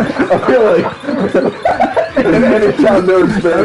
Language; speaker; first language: English; native; English